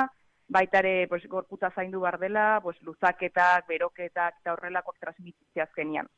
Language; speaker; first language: Basque; native; Basque